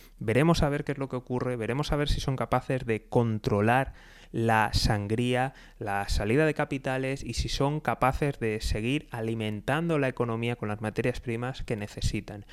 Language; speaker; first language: Spanish; native; Spanish